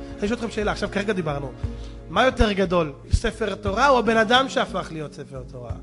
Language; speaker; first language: Hebrew; native; Hebrew